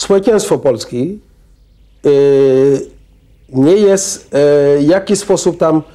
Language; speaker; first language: Polish; non-native, fluent; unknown